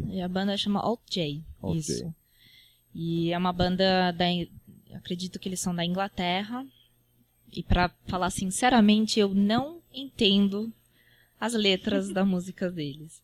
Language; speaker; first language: Portuguese; early bilingual, heritage; Portuguese